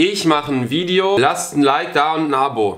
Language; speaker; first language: German; native; German